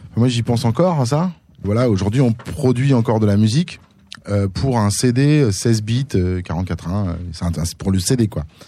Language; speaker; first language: French; native; French